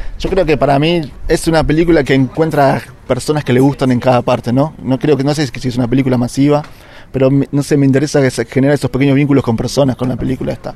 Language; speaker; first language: Spanish; native; Spanish